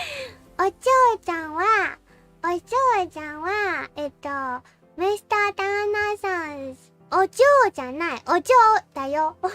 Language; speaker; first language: Japanese; non-native, learner; English